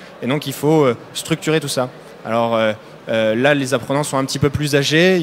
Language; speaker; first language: French; native; French